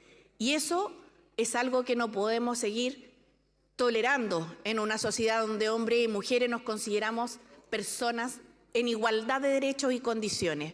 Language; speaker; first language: Spanish; native; Spanish